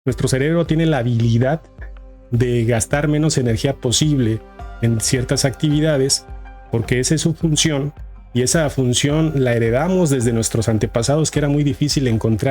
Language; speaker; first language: Spanish; native; Spanish